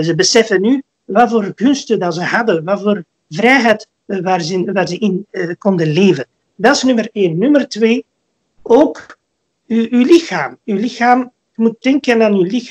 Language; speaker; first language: Dutch; early bilingual, other home language; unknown